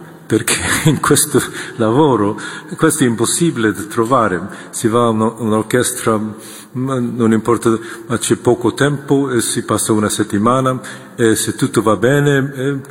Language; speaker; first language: Italian; non-native, fluent; Korean